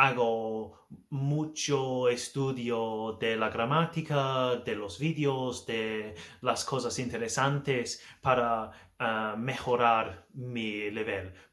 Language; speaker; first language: Spanish; non-native, learner; English